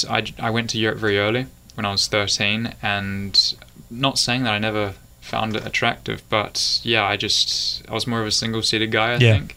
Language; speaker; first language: English; native; English